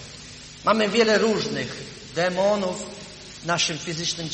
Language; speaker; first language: Polish; native; Polish